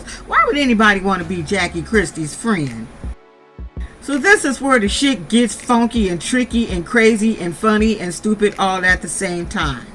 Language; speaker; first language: English; native; English